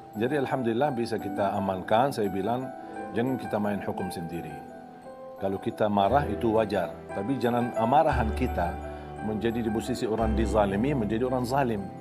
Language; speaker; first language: Indonesian; non-native, fluent; Arabic